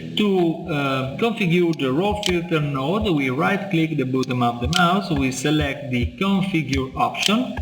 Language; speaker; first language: English; non-native, fluent; Italian